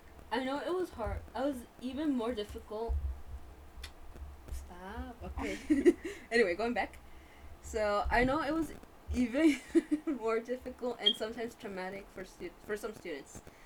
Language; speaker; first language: English; early bilingual, other home language; Spanish